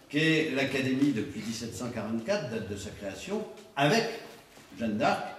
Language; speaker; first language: French; native; French